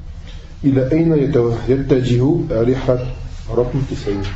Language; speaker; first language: Arabic; non-native, fluent; French